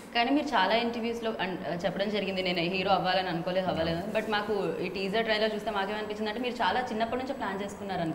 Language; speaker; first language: Telugu; native; Telugu